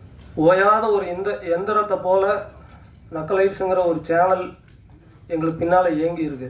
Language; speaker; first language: Tamil; native; Tamil